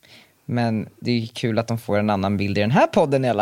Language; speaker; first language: Swedish; native; Swedish